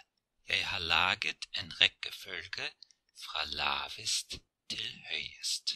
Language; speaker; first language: Norwegian; non-native, fluent; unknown